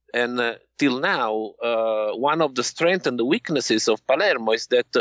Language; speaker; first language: English; non-native, fluent; Italian